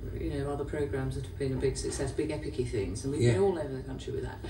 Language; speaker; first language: English; native; English